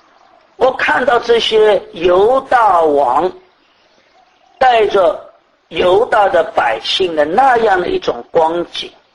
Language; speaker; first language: Chinese; native; Chinese